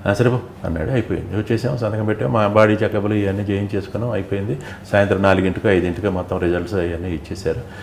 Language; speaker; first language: Telugu; native; Telugu